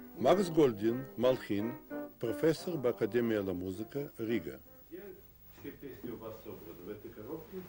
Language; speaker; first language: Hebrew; non-native, fluent; Russian